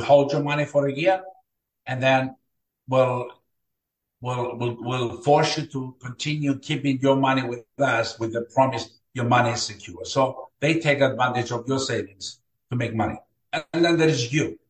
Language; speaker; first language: English; non-native, fluent; Greek